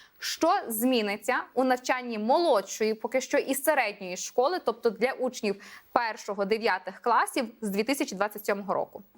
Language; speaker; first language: Ukrainian; native; Ukrainian